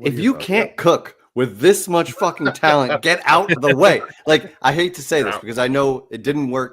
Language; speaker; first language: English; native; English